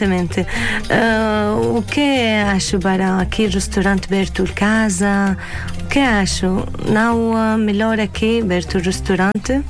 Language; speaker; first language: Portuguese; non-native, learner; Arabic